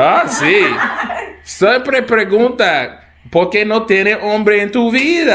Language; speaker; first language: Spanish; non-native, learner; English